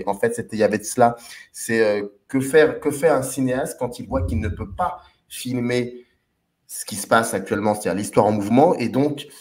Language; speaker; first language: French; native; French